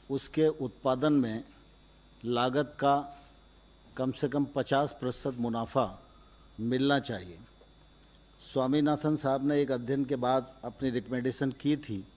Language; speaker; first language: Hindi; native; Hindi